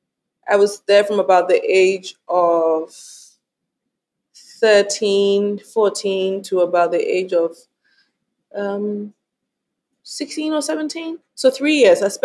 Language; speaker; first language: English; non-native, local second language; Akan